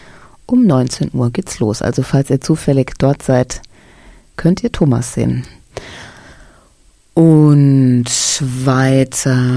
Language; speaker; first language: German; native; German